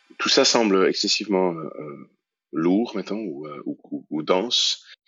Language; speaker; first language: French; early bilingual, other home language; Persian